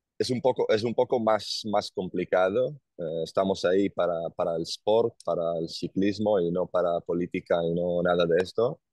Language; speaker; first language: Spanish; non-native, learner; Hebrew